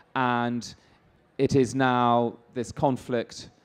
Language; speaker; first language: English; native; English